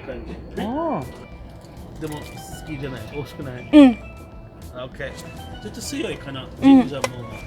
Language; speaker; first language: Japanese; non-native, learner; English